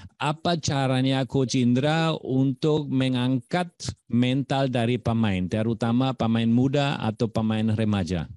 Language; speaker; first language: Indonesian; non-native, fluent; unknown